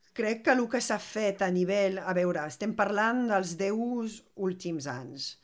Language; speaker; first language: Catalan; non-native, fluent; French